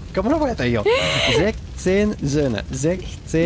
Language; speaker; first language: German; non-native, learner; Spanish